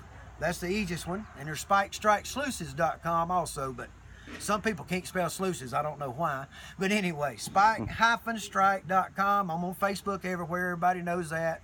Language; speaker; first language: English; native; English